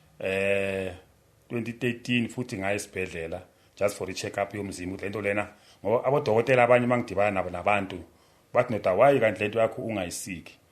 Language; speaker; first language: Zulu; native; Zulu